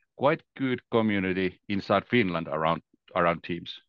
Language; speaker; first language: English; non-native, fluent; Finnish